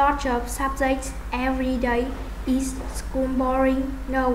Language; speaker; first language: English; non-native, learner; Vietnamese